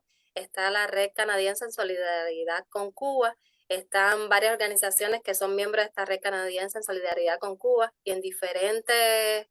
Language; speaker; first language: Spanish; native; Spanish